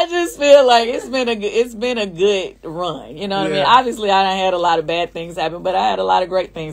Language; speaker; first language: English; native; English